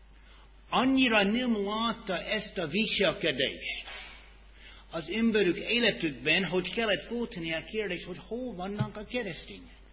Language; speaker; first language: Hungarian; non-native, fluent; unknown